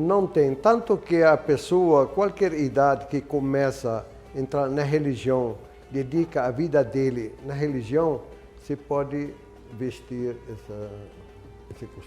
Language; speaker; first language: Portuguese; non-native, fluent; Arabic